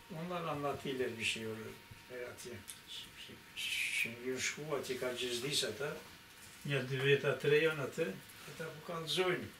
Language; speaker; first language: Albanian; early bilingual, heritage; Albanian